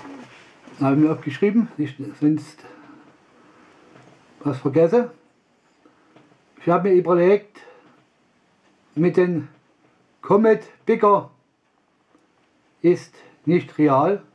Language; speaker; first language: German; non-native, learner; Russian